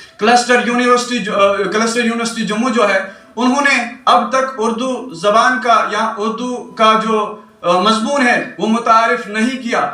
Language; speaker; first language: Urdu; non-native, local second language; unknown